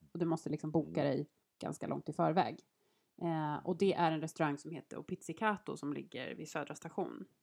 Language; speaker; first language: Swedish; native; Swedish